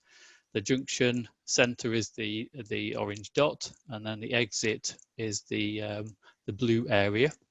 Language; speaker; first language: English; native; English